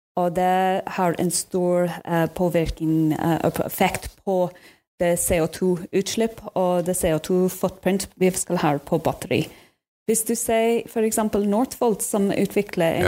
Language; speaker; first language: Norwegian; non-native, fluent; English